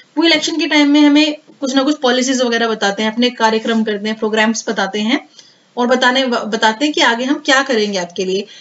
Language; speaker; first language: Hindi; native; Hindi